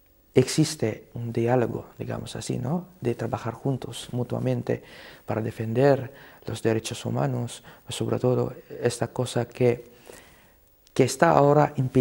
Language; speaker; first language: Spanish; non-native, fluent; Cebuano